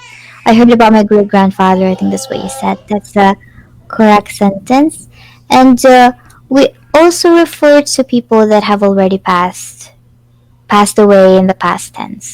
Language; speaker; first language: English; non-native, fluent; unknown